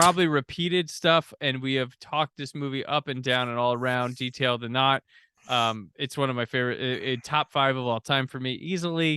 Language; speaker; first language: English; native; English